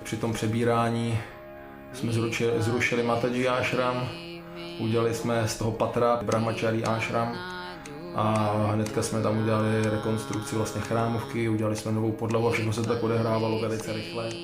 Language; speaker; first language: Czech; native; Czech